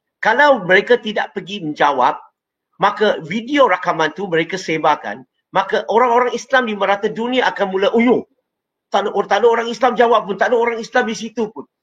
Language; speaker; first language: Malay; non-native, local second language; Chinese